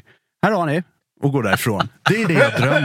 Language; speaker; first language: Swedish; native; Swedish